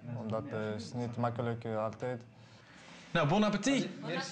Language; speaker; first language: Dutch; non-native, learner; Aramaic